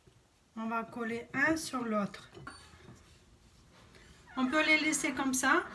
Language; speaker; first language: French; non-native, fluent; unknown